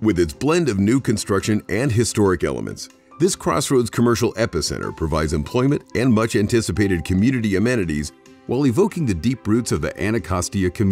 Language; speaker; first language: English; native; English